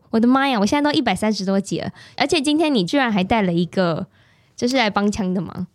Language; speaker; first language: Chinese; native; Chinese